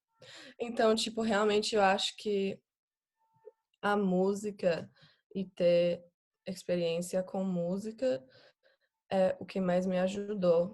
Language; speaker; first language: Portuguese; non-native, fluent; English